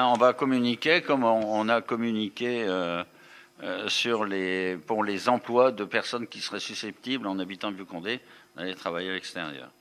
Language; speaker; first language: French; native; French